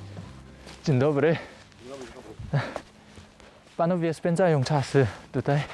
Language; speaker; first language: Polish; non-native, learner; Korean